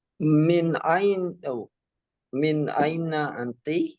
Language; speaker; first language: Arabic; non-native, learner; Indonesian